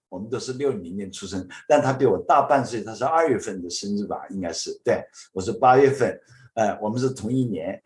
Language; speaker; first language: Chinese; native; Chinese